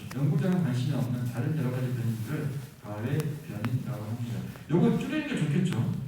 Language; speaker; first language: Korean; native; Korean